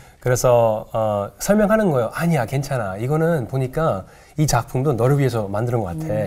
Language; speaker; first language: Korean; early bilingual, heritage; English